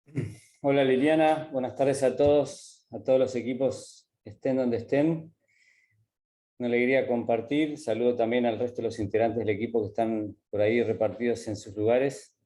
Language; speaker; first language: Spanish; native; Spanish